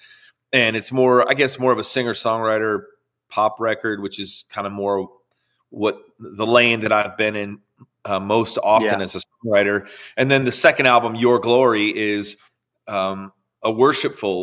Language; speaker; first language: English; native; English